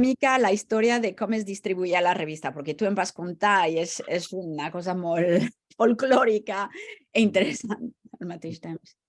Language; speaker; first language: Catalan; non-native, fluent; French